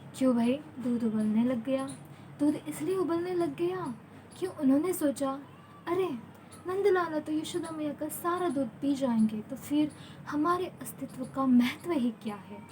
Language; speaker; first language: Hindi; non-native, local second language; Marathi